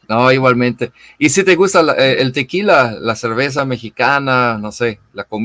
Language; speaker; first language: Spanish; non-native, fluent; German